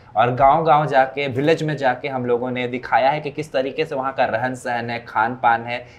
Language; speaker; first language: Hindi; native; Hindi